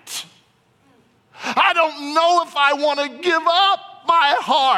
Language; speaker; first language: English; native; English